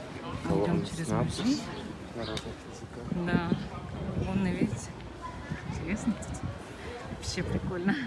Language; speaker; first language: Russian; native; Russian